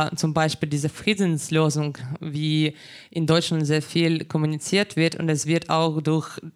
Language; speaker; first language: German; non-native, fluent; Ukrainian